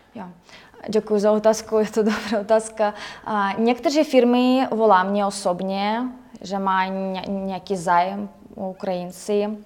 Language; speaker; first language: Czech; non-native, learner; Ukrainian